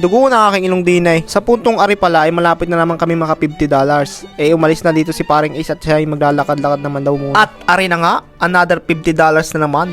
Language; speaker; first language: Filipino; native; Filipino